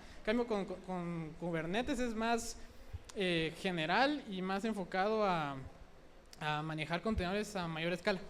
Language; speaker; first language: Spanish; native; Spanish